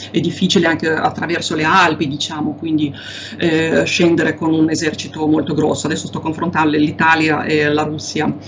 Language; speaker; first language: Italian; non-native, fluent; Russian